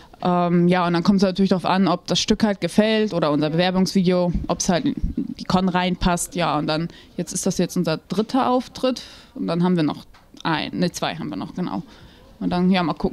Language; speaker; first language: German; native; German